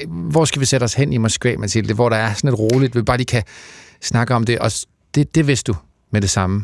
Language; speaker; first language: Danish; native; Danish